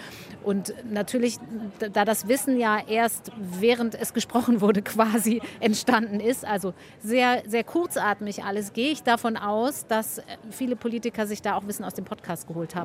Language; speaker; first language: German; native; German